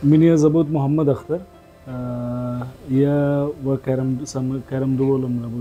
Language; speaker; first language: Russian; non-native, learner; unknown